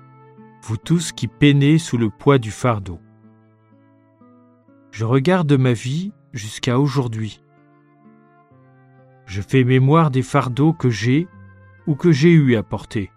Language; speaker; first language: French; native; French